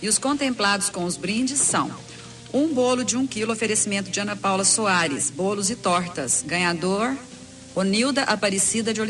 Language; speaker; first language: Portuguese; native; Portuguese